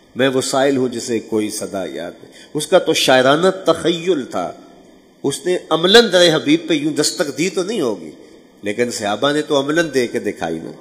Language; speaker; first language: Urdu; non-native, local second language; Punjabi